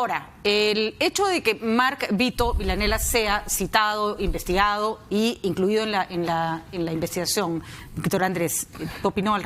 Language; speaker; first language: Spanish; native; Spanish